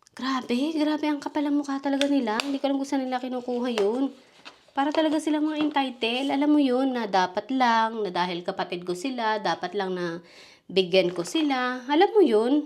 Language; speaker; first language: Filipino; native; Filipino